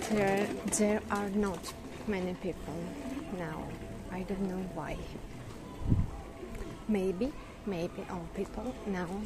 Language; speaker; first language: English; non-native, learner; Russian